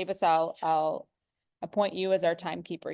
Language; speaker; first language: English; native; English